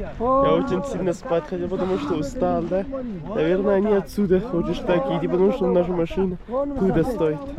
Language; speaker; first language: Russian; non-native, learner; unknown